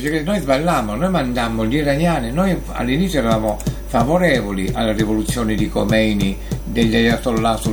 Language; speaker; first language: Italian; native; Italian